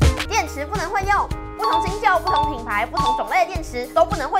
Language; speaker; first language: Chinese; native; Chinese